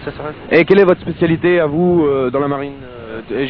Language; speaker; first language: French; native; French